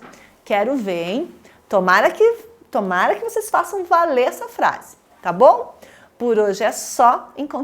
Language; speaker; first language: Portuguese; native; Portuguese